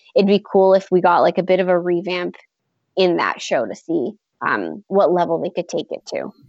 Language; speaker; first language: English; native; English